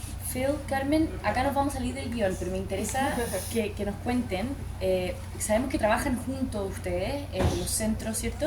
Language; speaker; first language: Spanish; native; Spanish